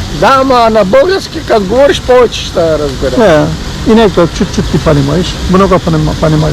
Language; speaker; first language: Russian; non-native, learner; Bulgarian